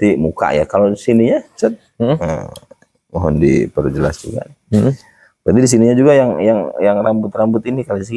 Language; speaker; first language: Indonesian; native; Indonesian